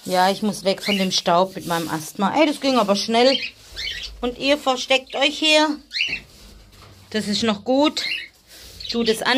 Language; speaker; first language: German; native; German